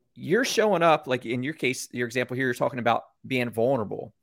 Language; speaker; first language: English; native; English